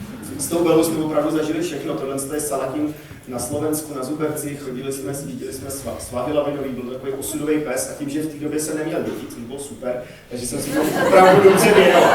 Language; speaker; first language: Czech; native; Czech